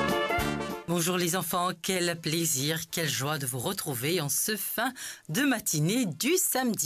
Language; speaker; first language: French; non-native, local second language; Morisyen